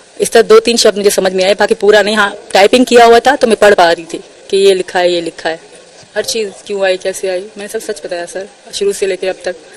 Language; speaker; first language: Urdu; non-native, local second language; Sindhi